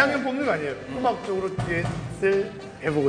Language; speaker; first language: Korean; native; Korean